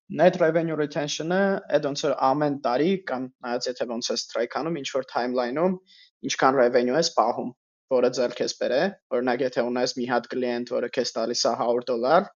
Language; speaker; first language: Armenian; native; Armenian